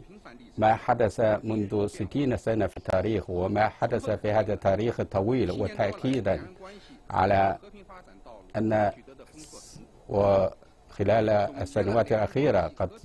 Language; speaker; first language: Arabic; non-native, fluent; Chinese